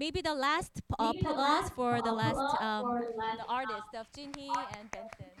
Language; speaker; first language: English; non-native, fluent; Korean